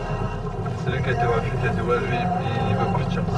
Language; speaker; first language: French; native; French